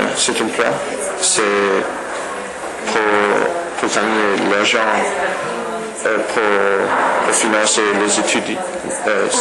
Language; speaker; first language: French; non-native, learner; English